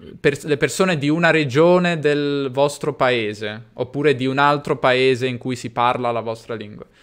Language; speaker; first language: Italian; native; Italian